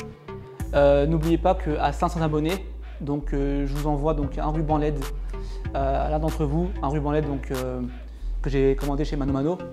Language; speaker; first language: French; native; French